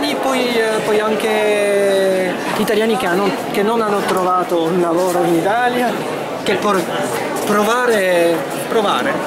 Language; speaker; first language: Italian; non-native, fluent; French